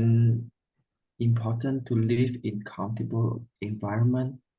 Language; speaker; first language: English; non-native, learner; Vietnamese